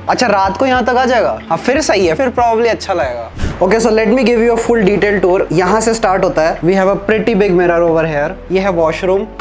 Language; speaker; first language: Hindi; native; Hindi